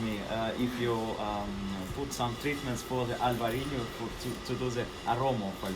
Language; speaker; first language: English; non-native, learner; Russian